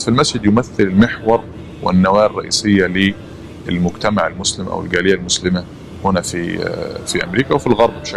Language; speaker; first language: Arabic; native; Arabic